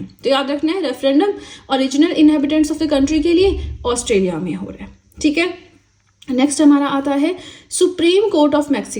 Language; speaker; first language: Hindi; native; Hindi